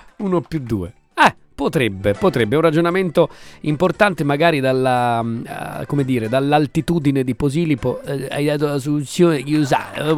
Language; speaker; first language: Italian; native; Italian